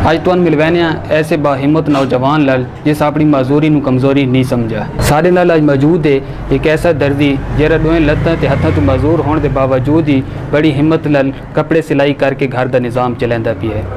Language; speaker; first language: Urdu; non-native, local second language; Saraiki